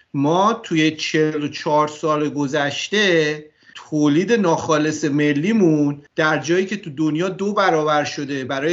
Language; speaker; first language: Persian; native; Persian